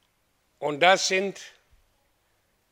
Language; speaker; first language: German; non-native, learner; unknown